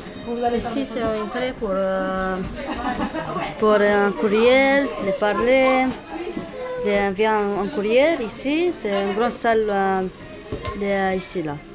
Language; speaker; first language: French; non-native, learner; Romany